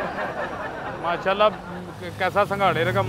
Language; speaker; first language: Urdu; non-native, local second language; Punjabi